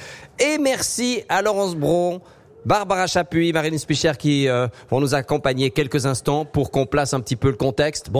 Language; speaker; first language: French; native; French